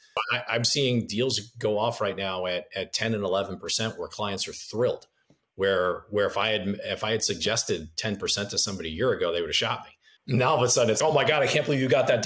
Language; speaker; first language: English; native; English